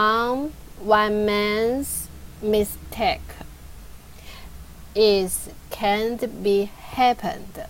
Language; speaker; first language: English; non-native, learner; Chinese